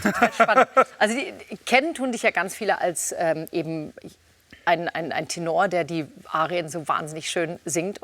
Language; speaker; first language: German; native; German